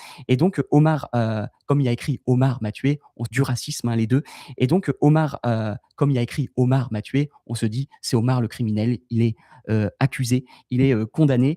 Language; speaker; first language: French; native; French